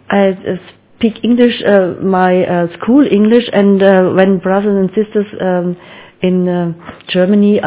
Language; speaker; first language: English; non-native, learner; German